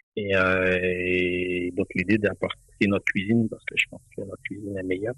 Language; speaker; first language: French; non-native, local second language; Haitian Creole